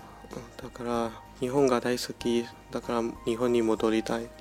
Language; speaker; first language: Japanese; non-native, learner; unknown